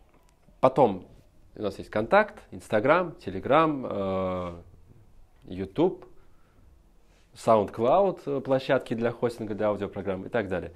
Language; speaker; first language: Russian; native; Russian